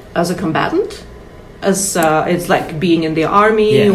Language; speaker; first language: English; non-native, fluent; Russian